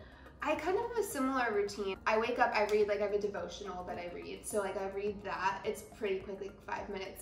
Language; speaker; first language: English; native; English